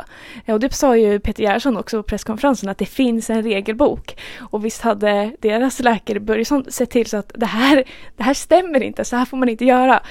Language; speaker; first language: Swedish; native; Swedish